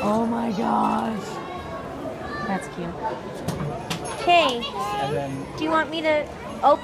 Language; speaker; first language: English; native; English